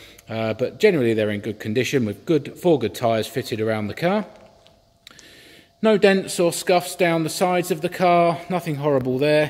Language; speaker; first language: English; native; English